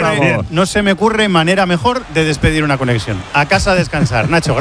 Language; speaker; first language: Spanish; native; Spanish